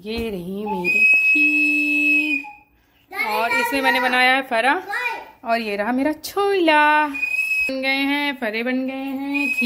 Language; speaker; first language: Hindi; native; Hindi